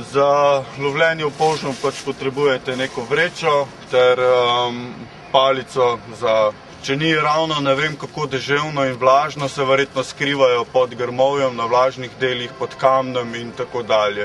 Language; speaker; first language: Slovenian; native; Slovenian